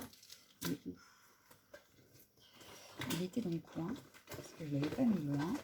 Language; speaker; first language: French; native; French